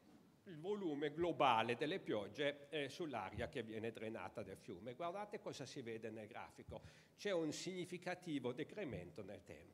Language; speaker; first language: Italian; native; Italian